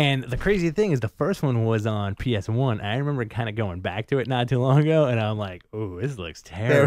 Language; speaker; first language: English; native; English